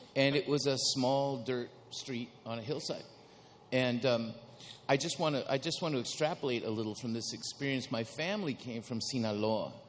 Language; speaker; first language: English; early bilingual, other home language; Spanish